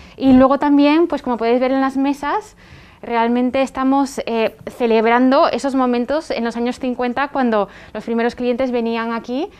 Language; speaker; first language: Spanish; non-native, fluent; French